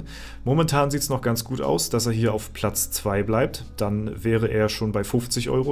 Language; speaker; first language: German; native; German